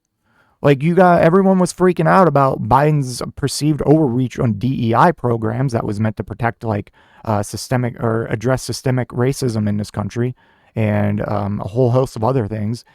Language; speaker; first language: English; native; English